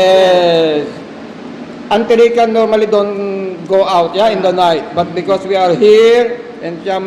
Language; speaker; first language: English; non-native, local second language; Filipino